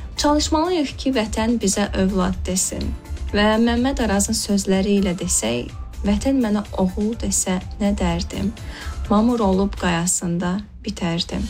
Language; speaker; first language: Azerbaijani; early bilingual, heritage; Azerbaijani